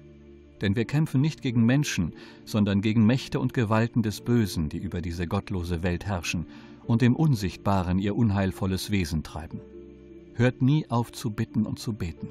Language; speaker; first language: German; native; German